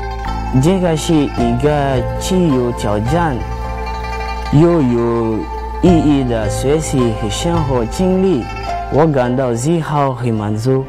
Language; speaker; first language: Chinese; non-native, fluent; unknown